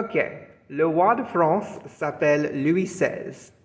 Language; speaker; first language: French; non-native, fluent; English